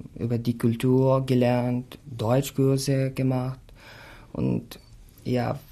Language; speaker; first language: German; non-native, fluent; Arabic